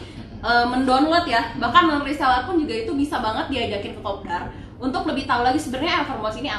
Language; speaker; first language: Indonesian; native; Indonesian